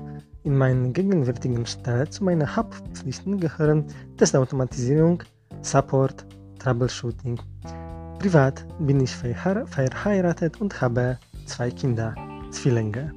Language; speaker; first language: German; non-native, fluent; Polish